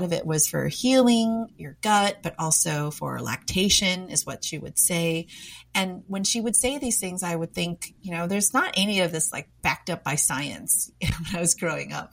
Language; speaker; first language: English; native; English